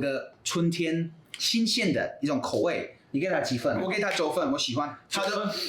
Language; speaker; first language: Chinese; non-native, fluent; English